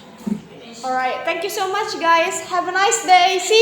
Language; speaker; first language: English; non-native, fluent; Indonesian